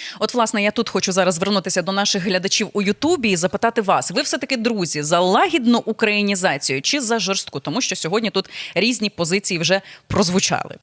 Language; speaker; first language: Ukrainian; native; Ukrainian